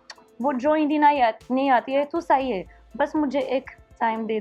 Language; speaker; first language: Hindi; non-native, learner; Arabic